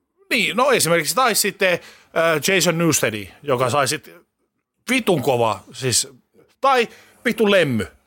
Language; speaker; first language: Finnish; native; Finnish